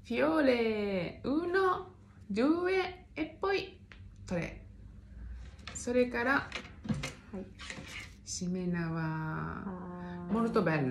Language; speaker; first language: Italian; non-native, learner; Japanese